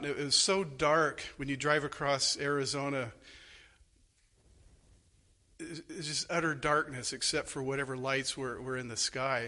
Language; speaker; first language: English; native; English